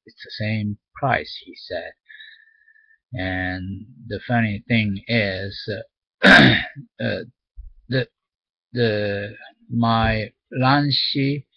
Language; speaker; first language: English; non-native, learner; Japanese